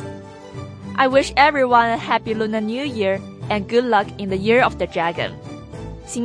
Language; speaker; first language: English; non-native, fluent; Chinese